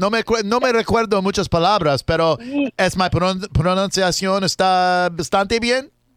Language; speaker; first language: Spanish; non-native, learner; English